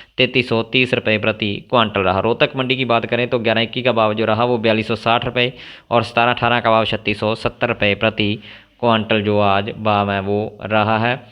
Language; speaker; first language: Hindi; non-native, local second language; Punjabi